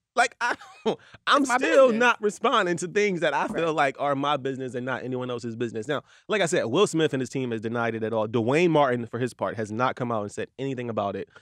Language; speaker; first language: English; native; English